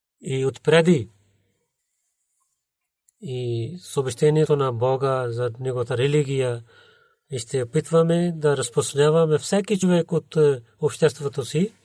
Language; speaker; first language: Bulgarian; non-native, learner; Urdu